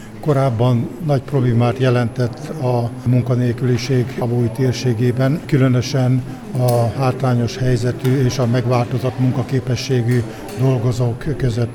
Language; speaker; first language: Hungarian; native; Hungarian